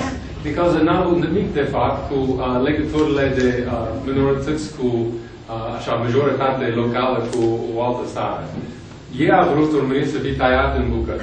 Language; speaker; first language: Romanian; non-native, fluent; English